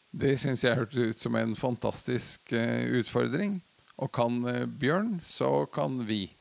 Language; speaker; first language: Norwegian; early bilingual, other home language; Latvian